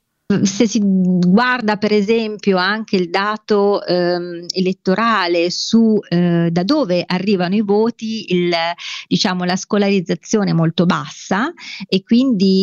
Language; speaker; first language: Italian; native; Italian